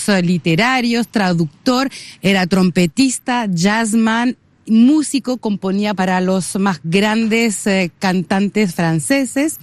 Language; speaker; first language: Spanish; native; Spanish